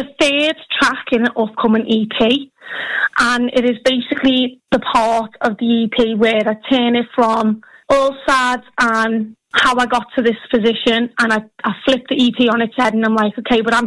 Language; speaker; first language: English; native; English